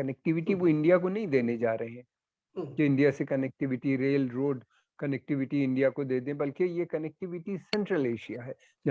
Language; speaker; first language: Hindi; native; Hindi